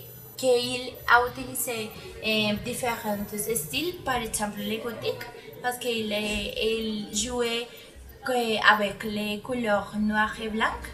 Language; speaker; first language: French; non-native, learner; Spanish